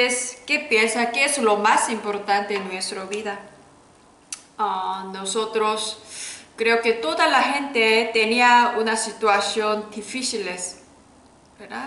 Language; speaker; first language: Spanish; non-native, learner; Korean